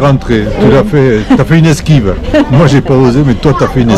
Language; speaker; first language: French; native; French